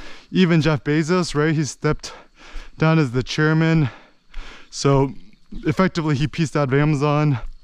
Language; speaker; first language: English; early bilingual, other home language; Korean